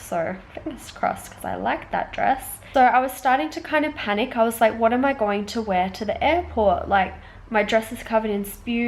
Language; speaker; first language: English; native; English